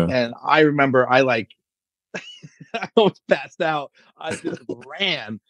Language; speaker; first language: English; native; English